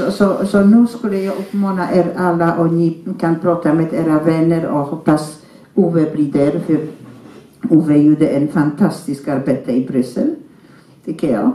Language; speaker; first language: Swedish; non-native, fluent; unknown